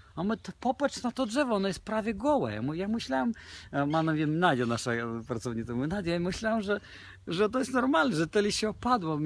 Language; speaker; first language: Polish; non-native, fluent; Romanian